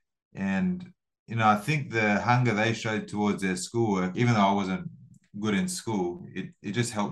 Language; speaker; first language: English; early bilingual, other home language; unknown